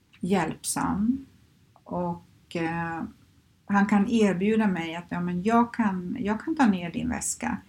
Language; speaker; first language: Swedish; native; Swedish